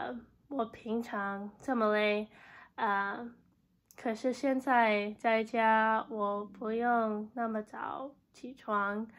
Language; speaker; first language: Chinese; non-native, learner; English